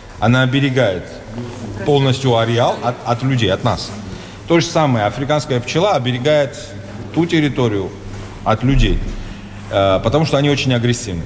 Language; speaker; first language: Russian; non-native, local second language; Georgian